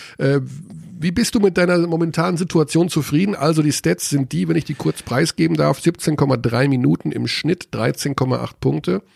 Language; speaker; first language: German; native; German